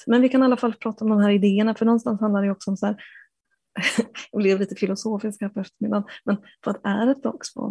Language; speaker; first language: Swedish; native; Swedish